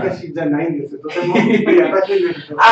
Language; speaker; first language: Japanese; non-native, learner; Tamil